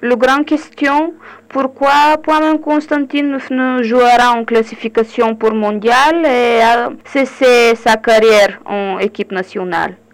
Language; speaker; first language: French; non-native, learner; Bulgarian